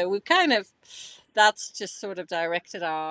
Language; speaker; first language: English; native; English